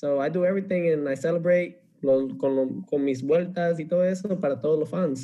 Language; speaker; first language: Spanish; early bilingual, heritage; English